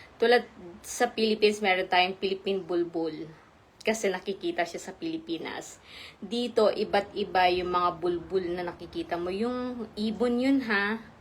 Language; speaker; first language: Filipino; non-native, local second language; Iloko